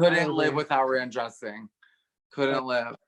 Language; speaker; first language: English; native; English